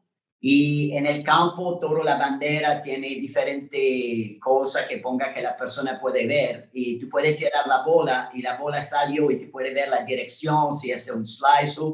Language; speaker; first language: Spanish; non-native, learner; French